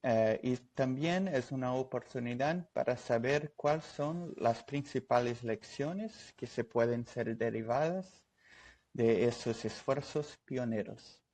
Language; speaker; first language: Spanish; non-native, fluent; Portuguese